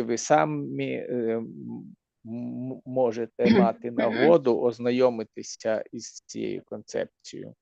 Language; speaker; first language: Ukrainian; native; Ukrainian